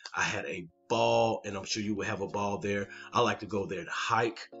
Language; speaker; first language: English; native; English